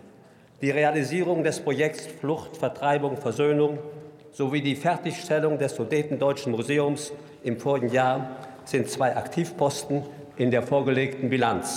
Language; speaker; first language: German; native; German